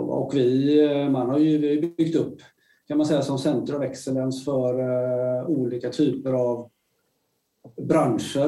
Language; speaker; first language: Swedish; native; Swedish